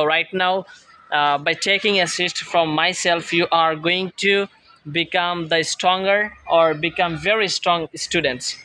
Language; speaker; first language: English; non-native, fluent; Bangla